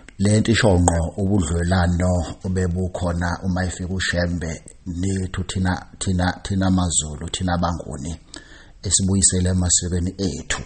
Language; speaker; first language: Zulu; native; Zulu